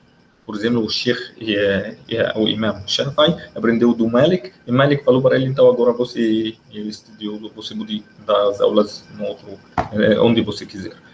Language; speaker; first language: Portuguese; non-native, fluent; Arabic